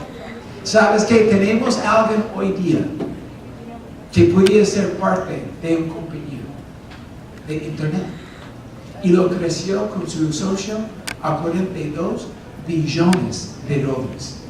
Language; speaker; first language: Spanish; non-native, fluent; English